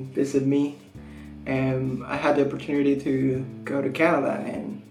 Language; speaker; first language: English; non-native, fluent; Spanish